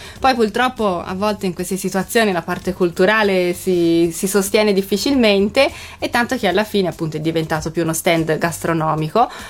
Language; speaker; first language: Italian; native; Italian